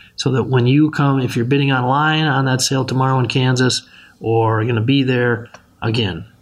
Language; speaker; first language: English; native; English